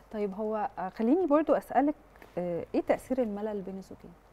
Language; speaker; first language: Arabic; native; Arabic